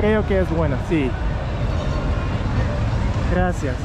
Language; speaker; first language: Spanish; non-native, learner; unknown